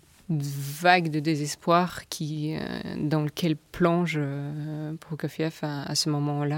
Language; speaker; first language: French; non-native, fluent; Russian